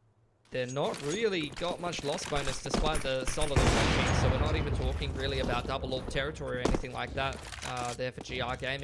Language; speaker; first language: English; native; English